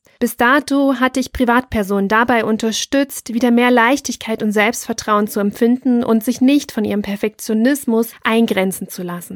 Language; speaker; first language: German; native; German